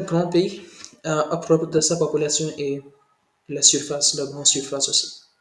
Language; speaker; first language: French; non-native, learner; Hindi